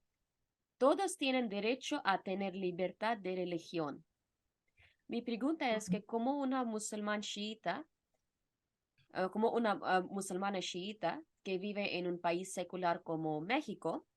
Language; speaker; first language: Spanish; non-native, fluent; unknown